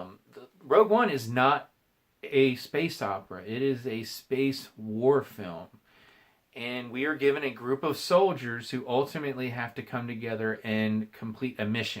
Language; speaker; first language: English; native; English